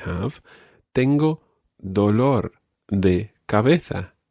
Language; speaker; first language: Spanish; non-native, fluent; English